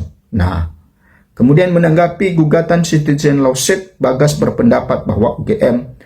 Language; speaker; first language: Indonesian; native; Indonesian